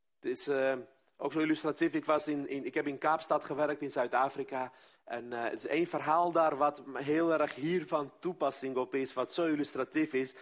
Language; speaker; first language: Dutch; non-native, fluent; Armenian